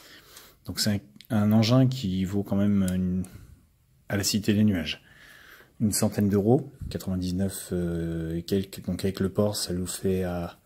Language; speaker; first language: French; native; French